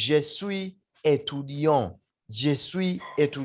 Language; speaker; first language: French; non-native, fluent; Swahili